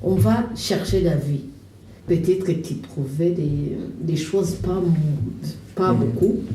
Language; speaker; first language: French; non-native, learner; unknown